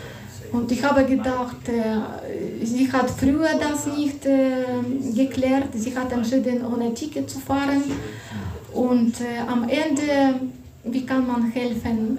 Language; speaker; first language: German; non-native, fluent; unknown